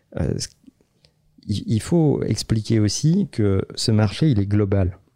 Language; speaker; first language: French; native; French